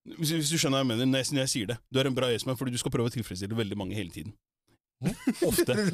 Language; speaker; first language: Norwegian; early bilingual, other home language; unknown